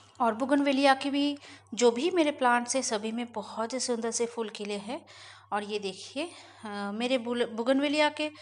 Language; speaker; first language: Hindi; non-native, local second language; Bangla